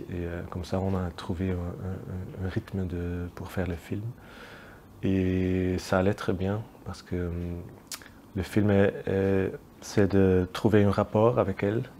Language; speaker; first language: French; non-native, local second language; Dutch